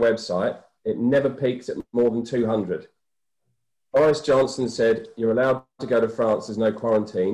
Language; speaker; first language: English; native; English